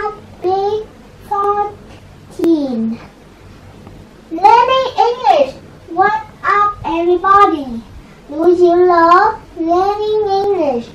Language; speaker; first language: English; non-native, learner; Vietnamese